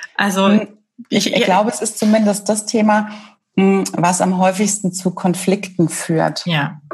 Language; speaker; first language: German; native; German